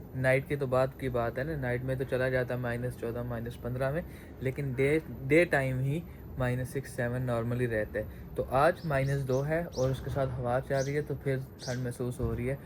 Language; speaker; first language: Urdu; non-native, local second language; Punjabi